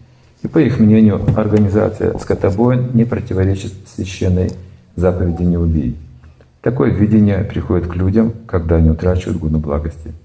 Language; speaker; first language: Russian; native; Russian